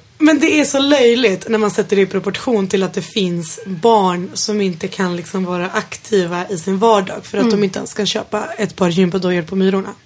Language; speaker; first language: Swedish; early bilingual, other home language; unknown